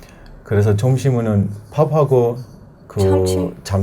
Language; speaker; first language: Korean; non-native, learner; Persian